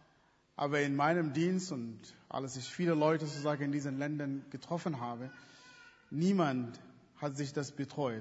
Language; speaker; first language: German; non-native, fluent; Arabic